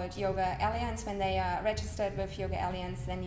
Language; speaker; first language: English; non-native, fluent; German